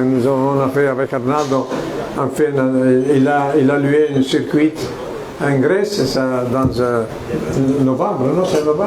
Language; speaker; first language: French; non-native, fluent; Italian